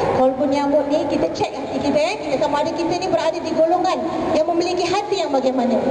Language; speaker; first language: Malay; native; Malay